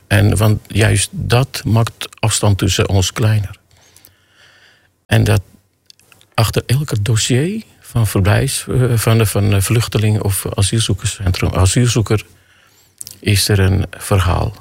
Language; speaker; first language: Dutch; non-native, fluent; Armenian